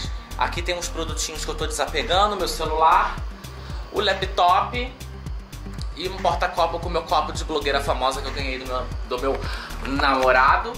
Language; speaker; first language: Portuguese; native; Portuguese